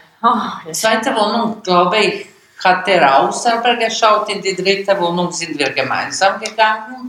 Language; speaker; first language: German; non-native, learner; Bosnian